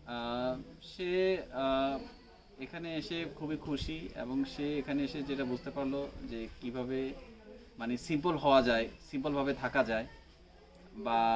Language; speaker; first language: Bangla; native; Bangla